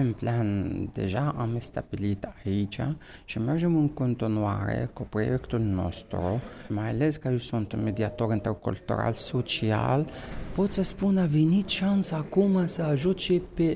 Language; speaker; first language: Romanian; non-native, fluent; Arabic